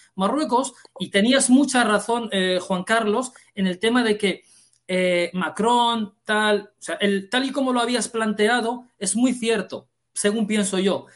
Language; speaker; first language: Spanish; early bilingual, heritage; Arabic